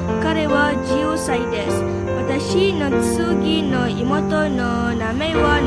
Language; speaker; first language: Japanese; non-native, learner; Malay